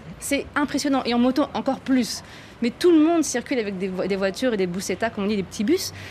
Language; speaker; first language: French; native; French